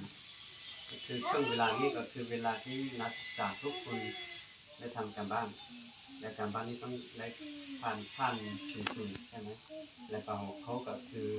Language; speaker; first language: Thai; non-native, local second language; Hmong